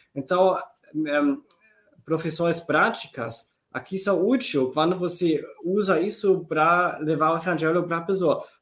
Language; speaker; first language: Portuguese; non-native, fluent; German